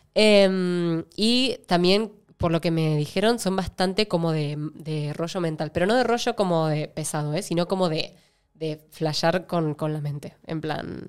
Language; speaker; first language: Spanish; native; Spanish